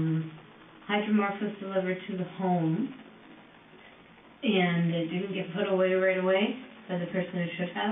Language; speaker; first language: English; native; English